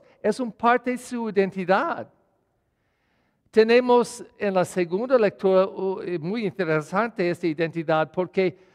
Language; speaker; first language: Spanish; non-native, fluent; English